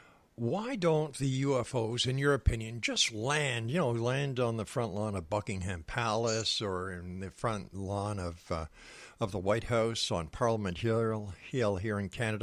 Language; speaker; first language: English; native; English